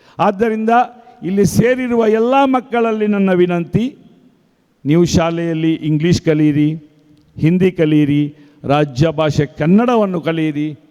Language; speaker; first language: Kannada; non-native, local second language; Konkani